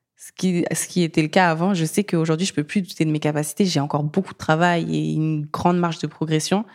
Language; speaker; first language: French; early bilingual, other home language; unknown